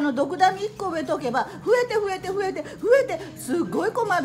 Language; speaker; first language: Japanese; native; Japanese